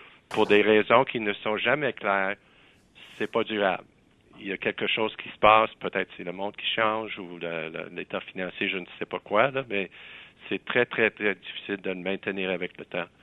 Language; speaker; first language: French; native; French